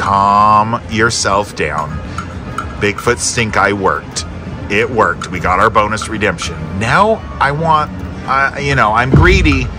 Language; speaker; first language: English; native; English